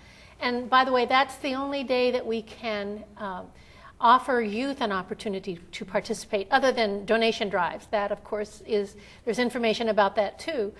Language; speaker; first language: English; native; English